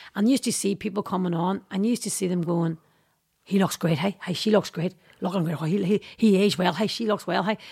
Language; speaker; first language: English; native; English